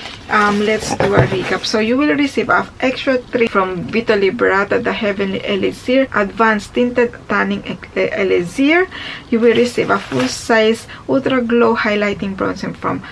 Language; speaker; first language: English; non-native, fluent; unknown